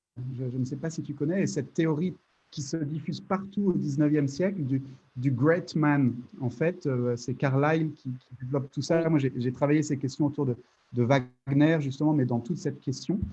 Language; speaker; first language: French; native; French